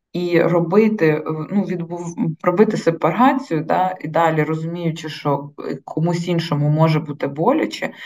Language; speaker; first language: Ukrainian; native; Ukrainian